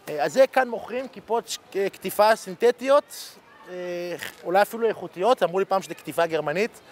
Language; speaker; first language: Hebrew; early bilingual, other home language; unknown